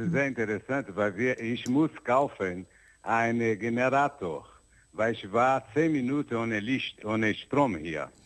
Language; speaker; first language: German; non-native, learner; Portuguese